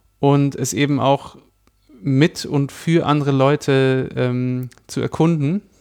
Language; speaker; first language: German; native; German